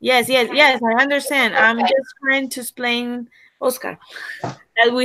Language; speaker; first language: English; non-native, learner; Spanish